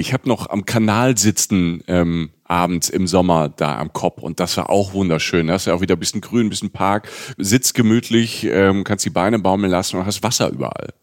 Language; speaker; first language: German; native; German